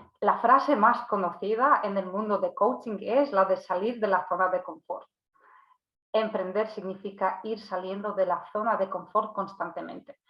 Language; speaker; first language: Spanish; non-native, fluent; Polish